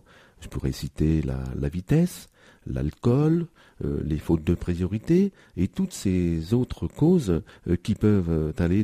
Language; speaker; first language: French; native; French